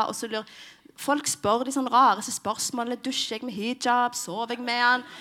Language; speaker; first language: Norwegian; early bilingual, other home language; Somali